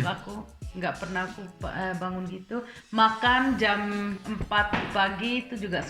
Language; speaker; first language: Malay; early bilingual, heritage; Malay